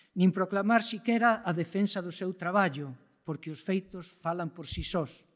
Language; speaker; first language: Galician; native; Galician